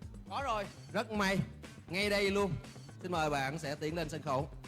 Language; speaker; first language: Vietnamese; native; Vietnamese